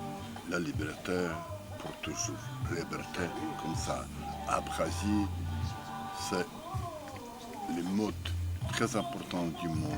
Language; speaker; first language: French; non-native, learner; Ukrainian